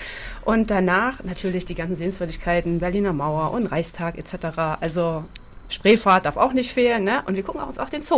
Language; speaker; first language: German; native; German